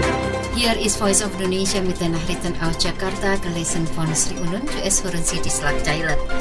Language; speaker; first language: German; non-native, fluent; Indonesian